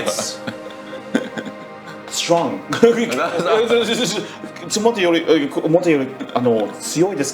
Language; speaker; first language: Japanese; non-native, learner; English